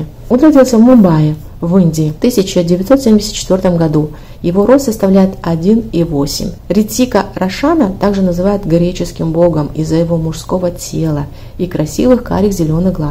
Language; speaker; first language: Russian; native; Russian